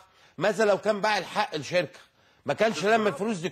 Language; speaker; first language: Arabic; native; Arabic